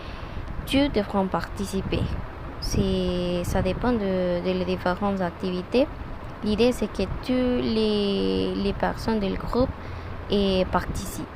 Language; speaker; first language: French; non-native, learner; Spanish